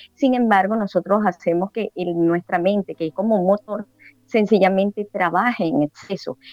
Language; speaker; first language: Spanish; native; Spanish